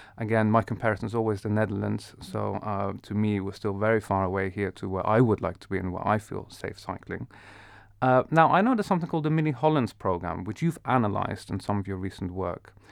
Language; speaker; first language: English; non-native, fluent; Dutch